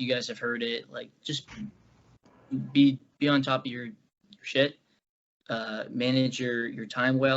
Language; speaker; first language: English; native; English